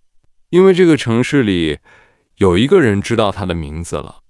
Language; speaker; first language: Chinese; non-native, fluent; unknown